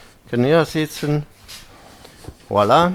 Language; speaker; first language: German; non-native, fluent; Italian